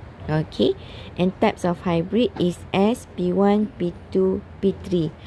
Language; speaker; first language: English; non-native, local second language; Malay